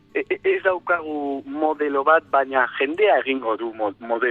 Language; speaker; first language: Basque; non-native, learner; Spanish